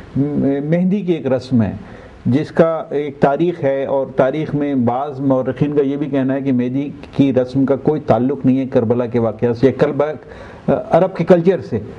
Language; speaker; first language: Urdu; native; Urdu